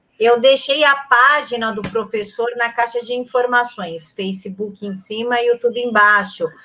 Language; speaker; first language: Portuguese; native; Portuguese